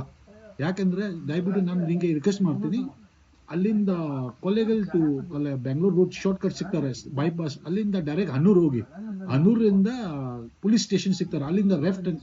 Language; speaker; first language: Kannada; non-native, local second language; Tibetan